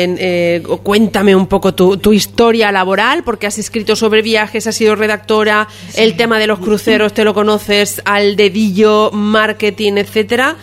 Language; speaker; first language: Spanish; native; Spanish